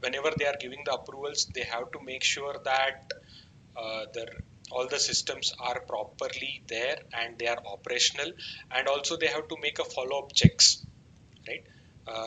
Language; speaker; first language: English; non-native, local second language; Kannada